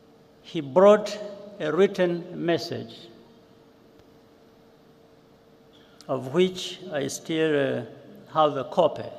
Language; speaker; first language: English; non-native, local second language; Kinyarwanda